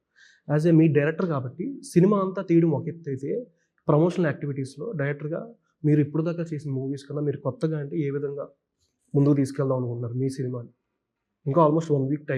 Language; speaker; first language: Telugu; native; Telugu